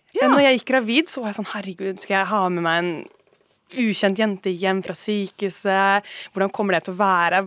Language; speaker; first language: Norwegian; native; Norwegian